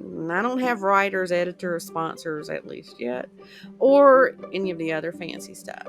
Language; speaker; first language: English; native; English